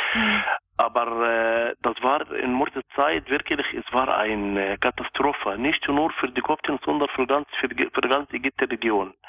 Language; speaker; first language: German; non-native, local second language; Arabic